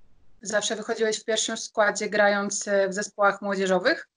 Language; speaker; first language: Polish; native; Polish